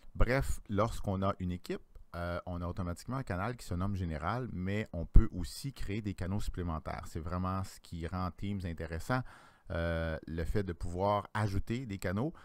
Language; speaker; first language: French; native; French